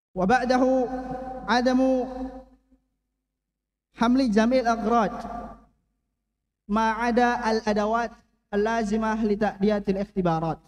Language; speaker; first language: Arabic; non-native, learner; Indonesian